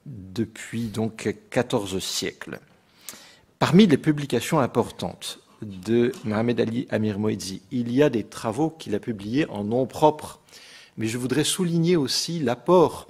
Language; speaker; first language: French; native; French